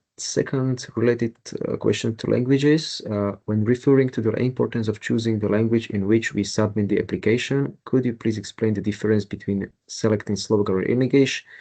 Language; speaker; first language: English; non-native, fluent; Slovak